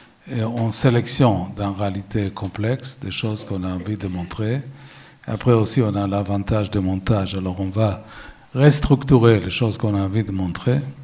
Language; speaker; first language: French; non-native, fluent; Hebrew